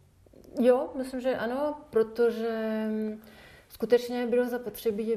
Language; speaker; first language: Czech; non-native, fluent; French